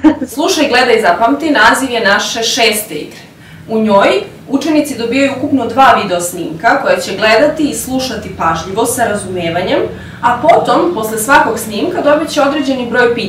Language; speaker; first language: Serbian; native; Serbian